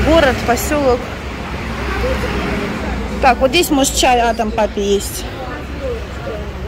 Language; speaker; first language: Russian; native; Russian